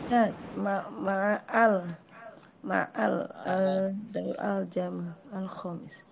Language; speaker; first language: Arabic; non-native, learner; Indonesian